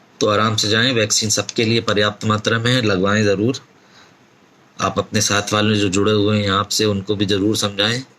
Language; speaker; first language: Hindi; native; Hindi